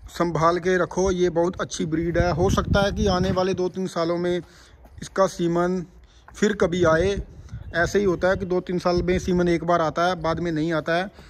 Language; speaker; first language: Hindi; non-native, local second language; Punjabi